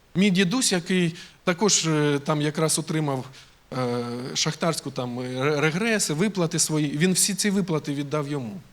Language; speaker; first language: Ukrainian; native; Ukrainian